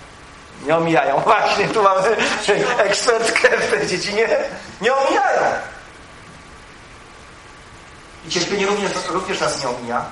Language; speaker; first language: Polish; native; Polish